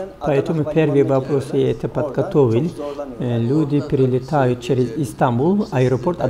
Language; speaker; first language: Russian; non-native, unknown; Turkish